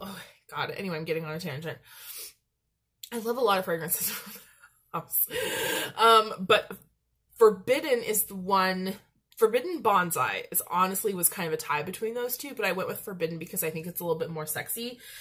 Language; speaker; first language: English; native; English